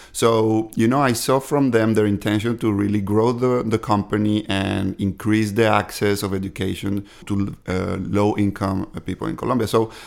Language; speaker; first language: English; non-native, fluent; Spanish